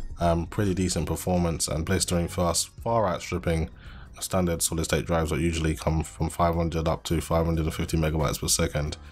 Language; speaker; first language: English; native; English